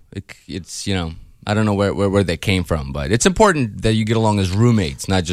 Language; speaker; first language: English; non-native, fluent; Russian